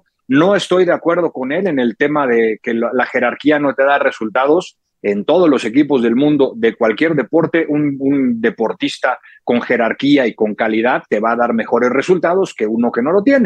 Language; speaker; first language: Spanish; native; Spanish